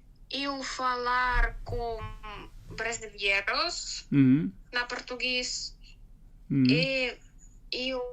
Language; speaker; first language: Portuguese; non-native, learner; Spanish